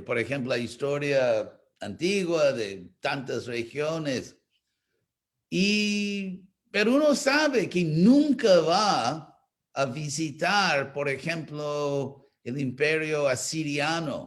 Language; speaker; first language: Spanish; non-native, fluent; English